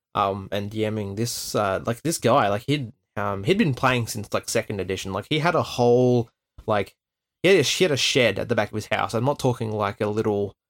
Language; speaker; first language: English; native; English